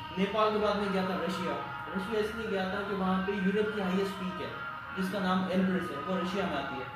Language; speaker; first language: Urdu; non-native, local second language; Sindhi